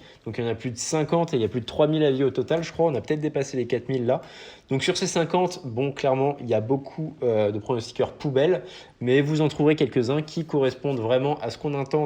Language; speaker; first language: French; native; French